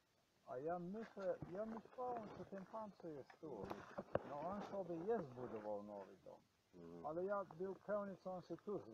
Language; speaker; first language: Polish; non-native, learner; Croatian